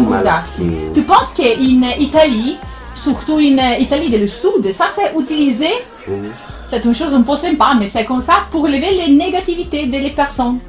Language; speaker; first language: French; non-native, learner; Italian